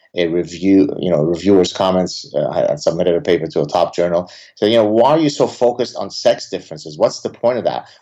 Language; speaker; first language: English; early bilingual, other home language; Arabic